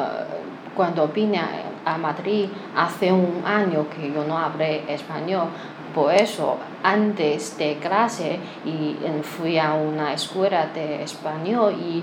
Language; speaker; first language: Spanish; non-native, learner; Chinese